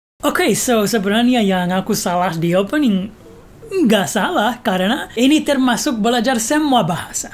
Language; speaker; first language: Indonesian; non-native, fluent; English